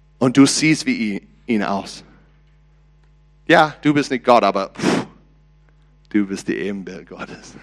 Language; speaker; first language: German; non-native, learner; English